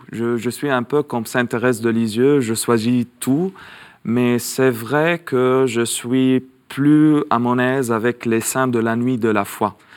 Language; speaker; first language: French; non-native, local second language; Arabic